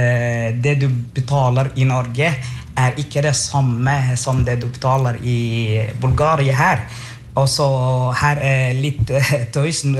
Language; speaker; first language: Norwegian; non-native, fluent; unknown